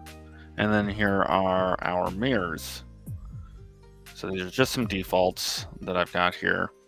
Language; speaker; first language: English; native; English